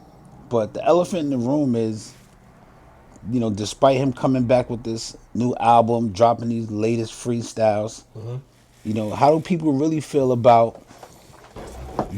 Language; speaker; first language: English; native; English